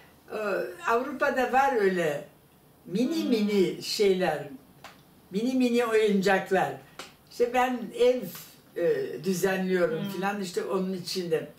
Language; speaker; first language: Turkish; non-native, fluent; German